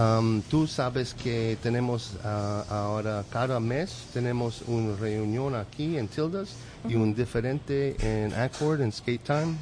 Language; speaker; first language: Spanish; non-native, learner; English